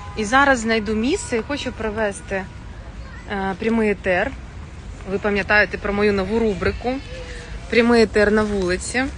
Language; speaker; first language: Ukrainian; non-native, local second language; Russian